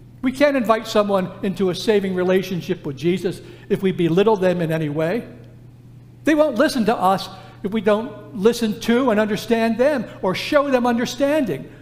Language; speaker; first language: English; native; English